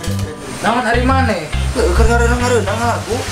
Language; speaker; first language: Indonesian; non-native, local second language; Sundanese